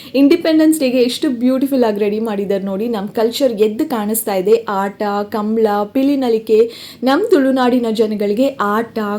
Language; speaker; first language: Kannada; non-native, local second language; Tulu